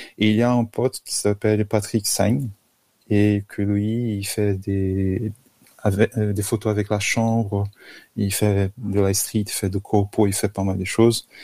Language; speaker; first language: French; non-native, fluent; Portuguese